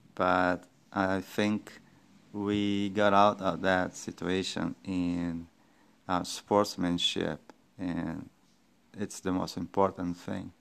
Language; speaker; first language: English; non-native, fluent; Portuguese